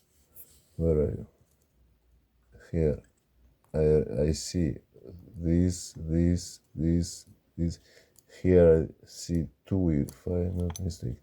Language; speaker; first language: English; non-native, learner; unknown